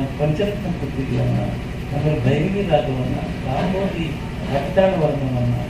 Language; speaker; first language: Kannada; non-native, local second language; Telugu